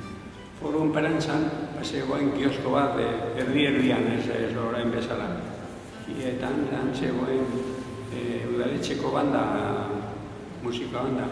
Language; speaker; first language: Basque; non-native, local second language; Spanish